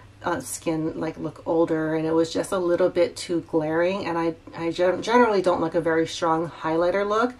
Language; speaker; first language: English; native; English